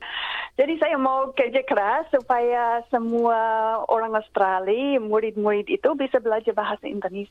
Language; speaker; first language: Indonesian; non-native, fluent; English